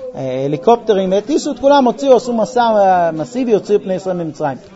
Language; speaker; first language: Hebrew; non-native, fluent; English